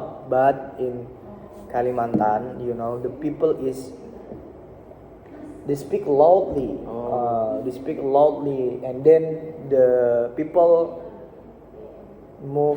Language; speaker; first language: English; non-native, learner; Indonesian